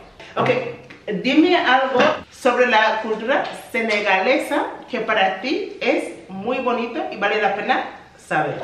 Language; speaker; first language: Spanish; non-native, fluent; English